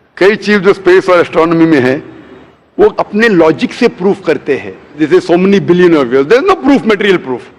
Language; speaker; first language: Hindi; non-native, local second language; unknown